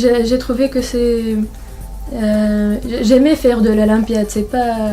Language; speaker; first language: French; non-native, local second language; Arabic